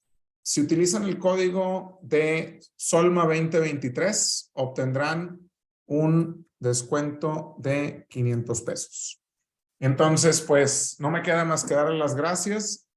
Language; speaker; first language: Spanish; native; Spanish